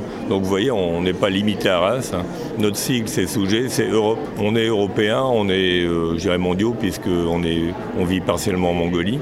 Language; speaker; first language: French; native; French